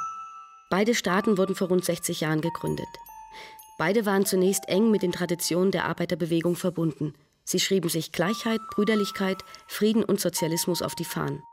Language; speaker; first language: German; native; German